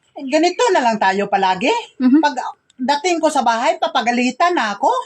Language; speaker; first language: Filipino; non-native, local second language; Cebuano